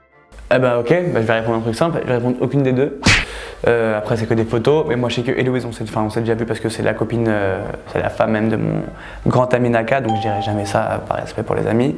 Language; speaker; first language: French; native; French